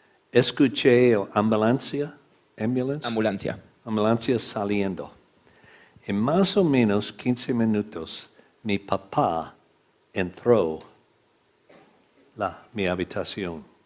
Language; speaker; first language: Spanish; non-native, learner; English